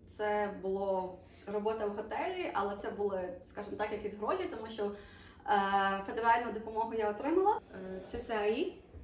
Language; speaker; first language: Ukrainian; native; Ukrainian